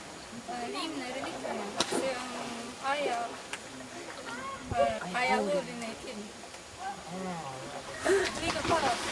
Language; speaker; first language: Estonian; non-native, learner; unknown